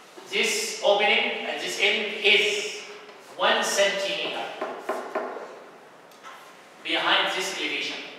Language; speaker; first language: English; non-native, fluent; Arabic